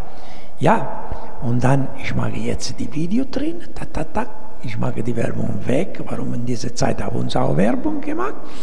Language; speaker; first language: German; non-native, learner; Italian